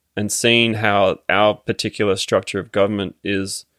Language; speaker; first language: English; native; English